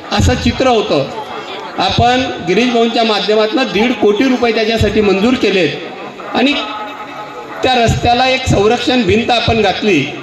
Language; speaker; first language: Marathi; native; Marathi